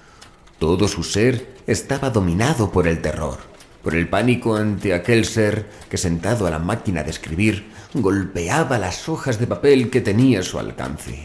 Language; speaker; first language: Spanish; native; Spanish